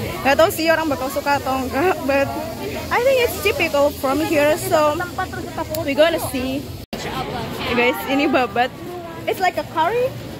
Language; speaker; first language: English; non-native, fluent; Indonesian